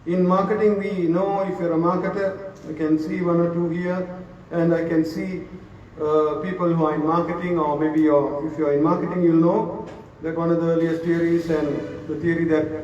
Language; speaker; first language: English; non-native, local second language; Sinhala